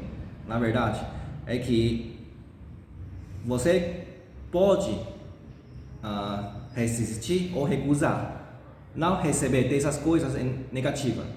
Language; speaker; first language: Portuguese; non-native, fluent; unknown